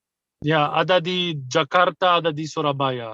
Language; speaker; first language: Indonesian; non-native, fluent; Arabic